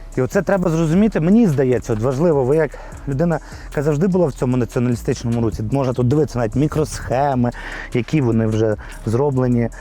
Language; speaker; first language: Ukrainian; native; Ukrainian